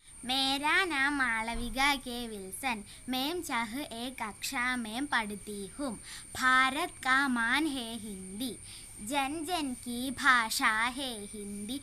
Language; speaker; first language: Hindi; non-native, local second language; Malayalam